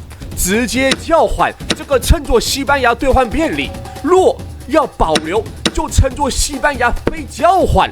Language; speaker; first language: Chinese; native; Chinese